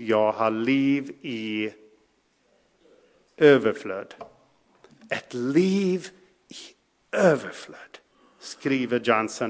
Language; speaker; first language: Swedish; non-native, fluent; English